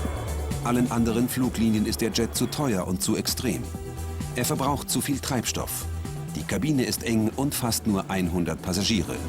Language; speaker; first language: German; native; German